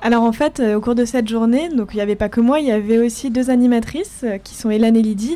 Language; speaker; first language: French; native; French